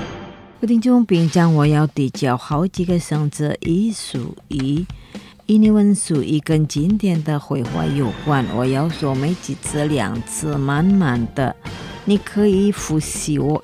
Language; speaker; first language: Chinese; non-native, fluent; Indonesian